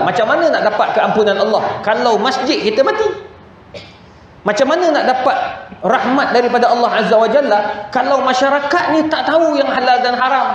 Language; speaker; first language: Malay; native; Malay